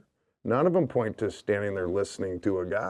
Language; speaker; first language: English; native; English